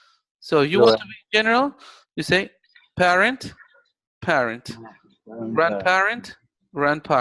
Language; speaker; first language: English; non-native, fluent; Spanish